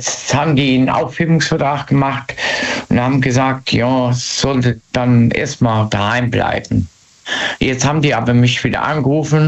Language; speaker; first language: German; native; German